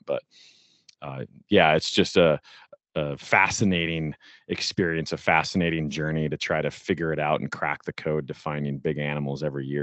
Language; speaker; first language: English; native; English